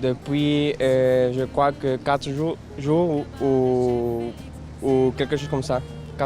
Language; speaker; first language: French; non-native, learner; Spanish